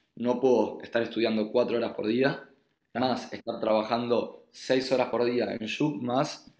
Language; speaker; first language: Spanish; native; Spanish